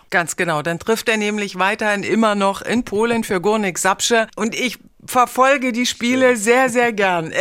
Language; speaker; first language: German; native; German